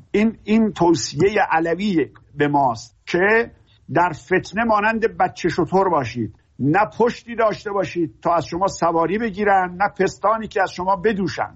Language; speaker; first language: Persian; native; Persian